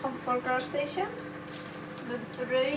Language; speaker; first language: Icelandic; early bilingual, heritage; English